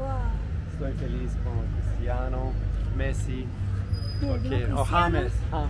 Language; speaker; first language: Spanish; non-native, learner; English